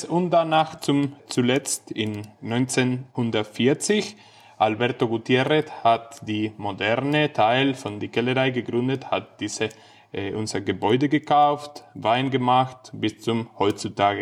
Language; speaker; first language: German; non-native, learner; Spanish